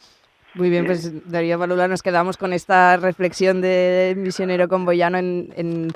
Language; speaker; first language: Spanish; native; Spanish